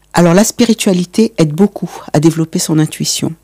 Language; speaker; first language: French; native; French